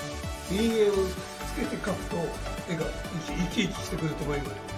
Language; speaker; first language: Japanese; native; Japanese